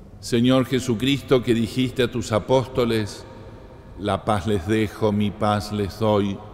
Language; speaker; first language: Spanish; native; Spanish